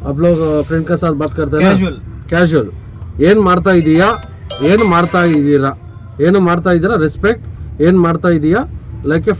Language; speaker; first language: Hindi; non-native, local second language; Kannada